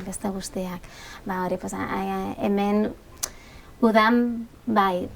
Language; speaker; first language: Basque; non-native, local second language; Spanish